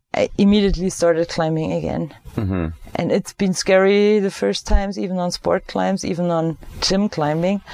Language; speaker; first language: English; non-native, fluent; German